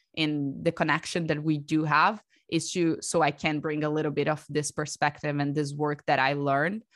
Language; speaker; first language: English; non-native, fluent; Portuguese